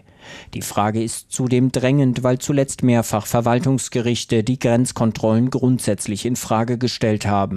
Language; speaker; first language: German; native; German